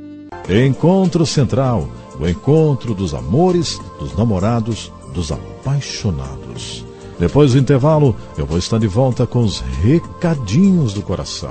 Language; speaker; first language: Portuguese; native; Portuguese